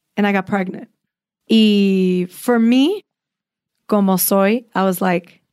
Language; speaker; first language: English; early bilingual, other home language; Spanish